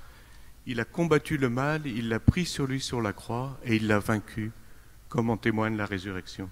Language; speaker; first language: French; native; French